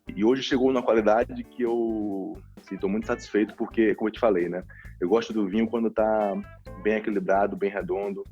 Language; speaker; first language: Portuguese; native; Portuguese